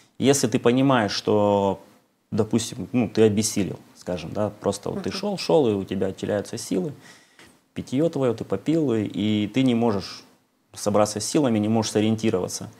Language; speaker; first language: Russian; native; Russian